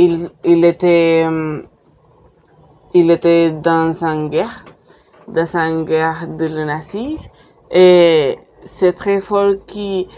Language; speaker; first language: French; non-native, learner; Spanish